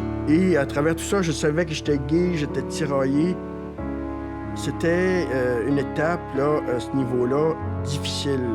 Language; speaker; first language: French; native; French